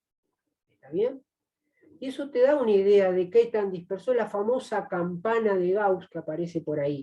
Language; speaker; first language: Spanish; native; Spanish